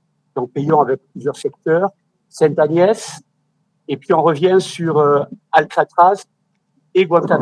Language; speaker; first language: French; native; French